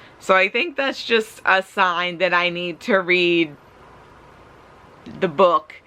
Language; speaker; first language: English; native; English